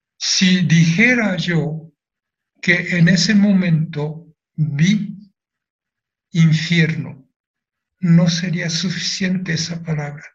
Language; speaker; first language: Spanish; non-native, fluent; Japanese